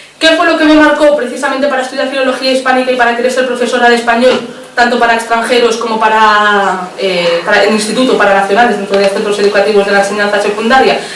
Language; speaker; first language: Spanish; early bilingual, other home language; Arabic